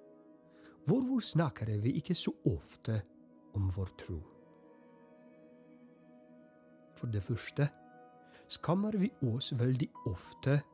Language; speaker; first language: Norwegian; non-native, fluent; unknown